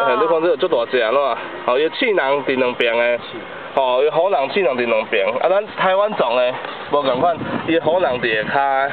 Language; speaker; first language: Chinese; non-native, local second language; Min Nan Chinese